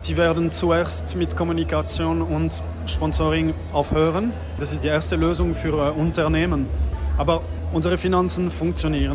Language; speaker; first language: German; non-native, local second language; French